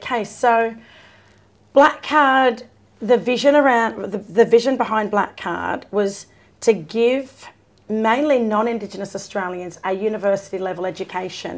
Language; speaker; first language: English; native; English